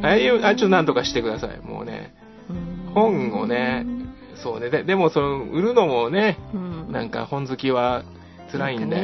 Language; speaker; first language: Japanese; native; Japanese